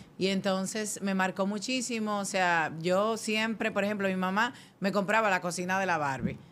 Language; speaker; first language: Spanish; native; Spanish